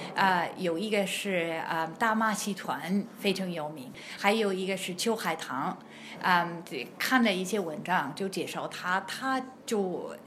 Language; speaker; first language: Chinese; non-native, fluent; German